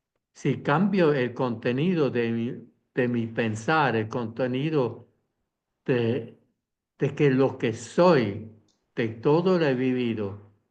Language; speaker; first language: Spanish; non-native, fluent; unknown